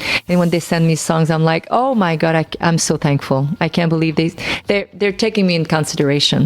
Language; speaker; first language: English; non-native, local second language; French